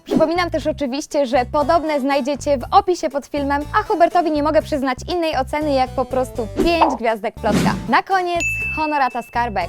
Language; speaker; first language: Polish; native; Polish